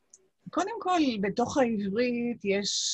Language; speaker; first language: Hebrew; non-native, local second language; Yiddish